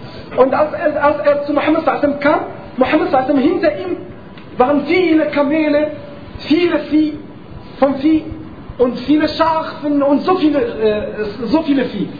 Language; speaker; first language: German; non-native, fluent; Arabic